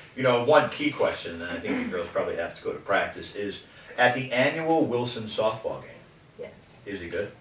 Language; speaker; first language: English; native; English